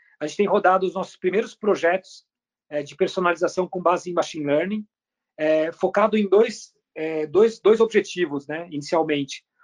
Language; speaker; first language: Portuguese; early bilingual, other home language; Spanish